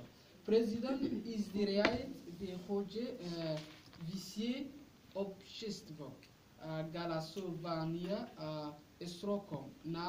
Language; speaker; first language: Russian; non-native, learner; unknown